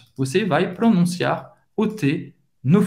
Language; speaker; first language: Portuguese; non-native, fluent; French